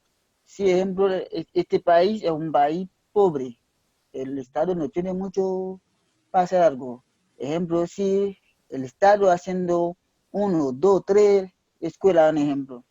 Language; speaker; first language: Spanish; non-native, learner; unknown